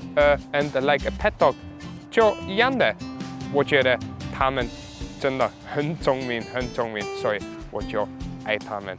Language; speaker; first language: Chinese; non-native, learner; German